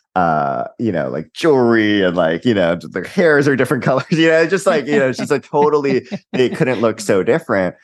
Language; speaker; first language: English; native; English